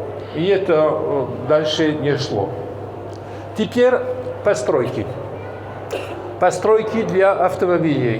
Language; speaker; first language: Russian; non-native, fluent; French